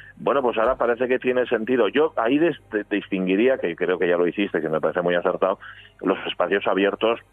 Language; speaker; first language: Spanish; native; Spanish